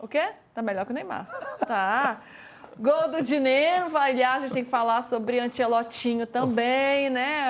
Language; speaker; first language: Portuguese; native; Portuguese